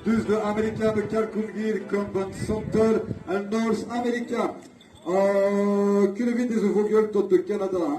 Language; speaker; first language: Dutch; non-native, local second language; French